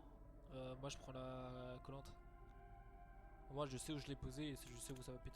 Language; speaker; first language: French; native; French